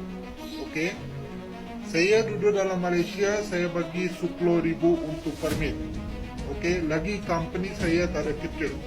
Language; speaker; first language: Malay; non-native, learner; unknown